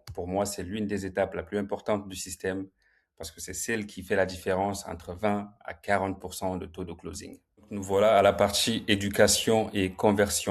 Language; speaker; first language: French; native; French